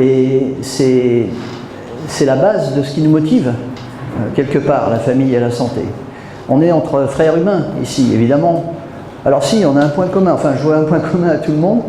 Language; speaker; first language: French; native; French